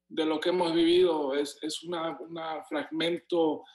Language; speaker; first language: Spanish; native; Spanish